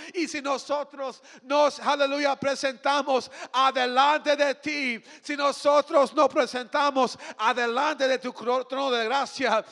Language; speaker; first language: Spanish; early bilingual, heritage; Spanish